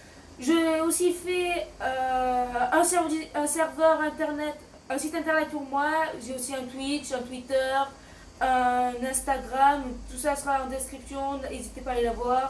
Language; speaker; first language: French; native; French